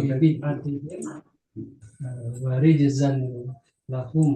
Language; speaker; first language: Arabic; non-native, learner; Indonesian